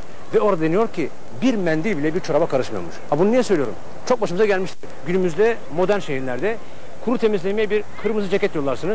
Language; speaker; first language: Turkish; native; Turkish